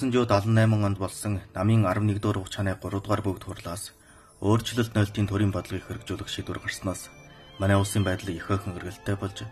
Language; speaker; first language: Mongolian; native; Mongolian